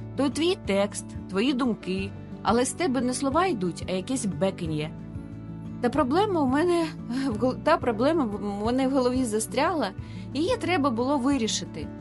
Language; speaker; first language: Ukrainian; non-native, local second language; Russian